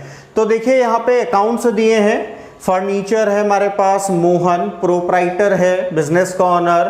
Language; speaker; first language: Hindi; native; Hindi